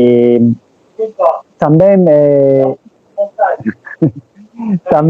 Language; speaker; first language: Portuguese; non-native, learner; Turkish